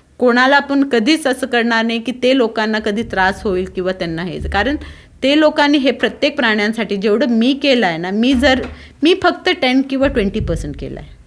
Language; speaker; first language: Marathi; non-native, local second language; Tulu